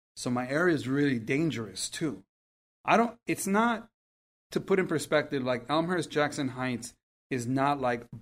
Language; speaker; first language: English; early bilingual, other home language; Spanish